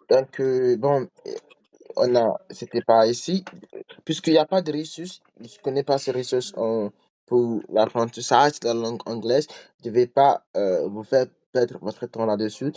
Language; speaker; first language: French; non-native, learner; English